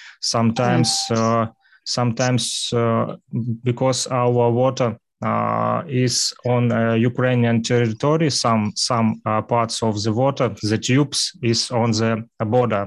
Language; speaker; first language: English; non-native, learner; Russian